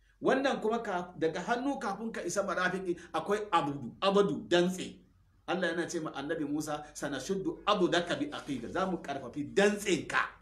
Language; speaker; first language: Hausa; non-native, local second language; Fula